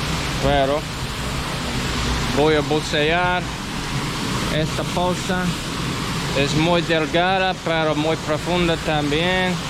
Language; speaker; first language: Spanish; non-native, learner; English